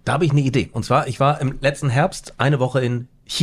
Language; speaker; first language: German; native; German